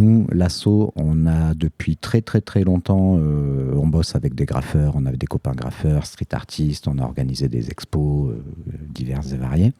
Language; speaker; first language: French; native; French